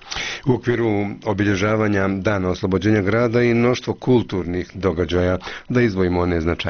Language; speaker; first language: Croatian; native; Croatian